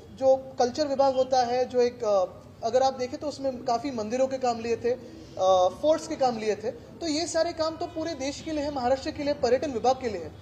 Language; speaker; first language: Hindi; non-native, local second language; Marathi